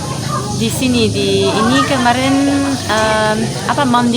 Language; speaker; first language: Indonesian; non-native, fluent; French